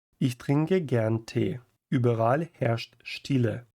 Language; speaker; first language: German; non-native, fluent; Ukrainian